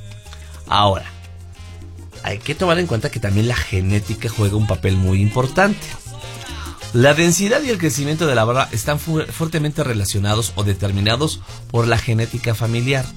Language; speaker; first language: Spanish; native; Spanish